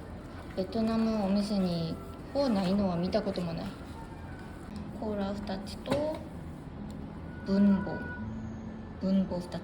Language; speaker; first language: Japanese; non-native, fluent; Korean